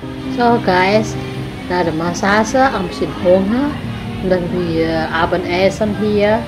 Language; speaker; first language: German; non-native, learner; Indonesian